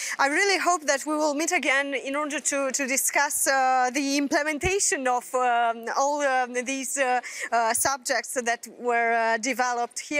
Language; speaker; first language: English; non-native, fluent; Romanian